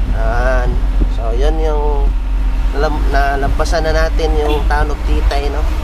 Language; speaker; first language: Filipino; non-native, local second language; Cebuano